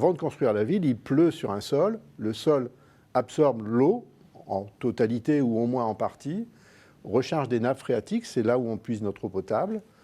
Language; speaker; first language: French; native; French